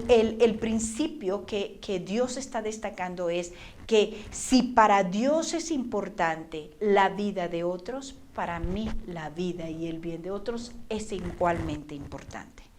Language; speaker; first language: Spanish; native; Spanish